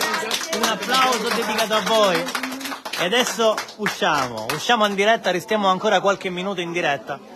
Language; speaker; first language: Italian; native; Italian